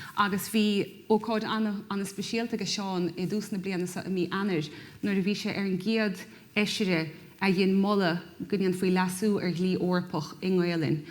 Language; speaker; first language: Irish; native; Irish